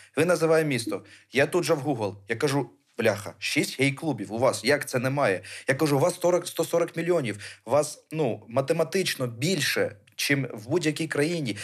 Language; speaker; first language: Ukrainian; early bilingual, other home language; Armenian